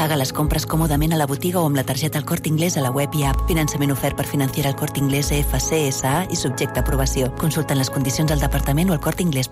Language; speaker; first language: Catalan; native; Catalan